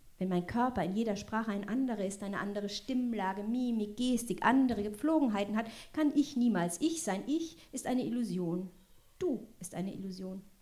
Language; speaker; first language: German; non-native, local second language; French